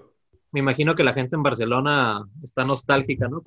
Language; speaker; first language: Spanish; native; Spanish